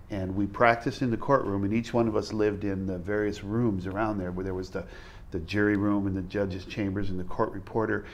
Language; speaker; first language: English; native; English